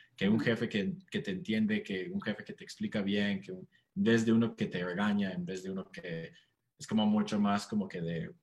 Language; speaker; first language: Spanish; non-native, fluent; English